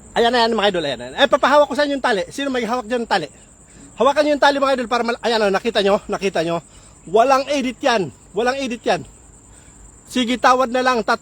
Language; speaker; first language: Filipino; non-native, local second language; Waray